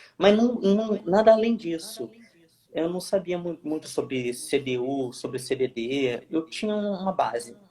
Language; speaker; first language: Portuguese; native; Portuguese